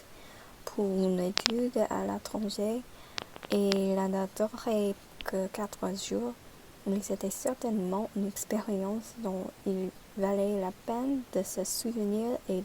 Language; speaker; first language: French; non-native, learner; English